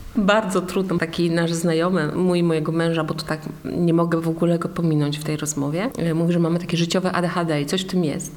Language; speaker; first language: Polish; native; Polish